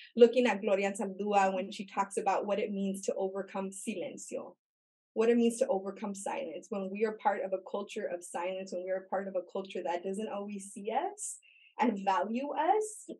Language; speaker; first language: English; native; English